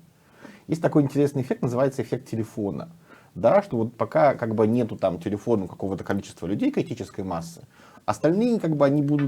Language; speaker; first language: Russian; native; Russian